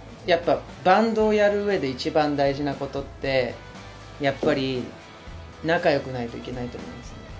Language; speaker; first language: Japanese; native; Japanese